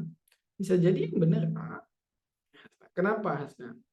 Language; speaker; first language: Indonesian; native; Indonesian